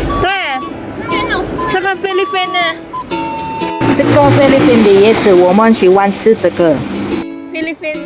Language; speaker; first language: Chinese; non-native, learner; Filipino